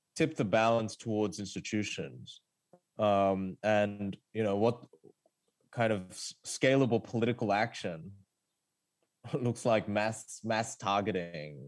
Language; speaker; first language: English; early bilingual, other home language; Korean